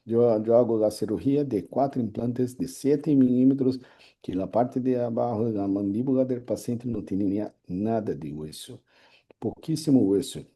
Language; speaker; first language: Spanish; non-native, learner; Portuguese